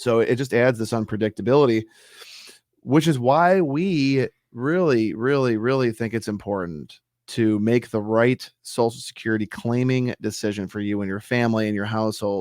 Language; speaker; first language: English; native; English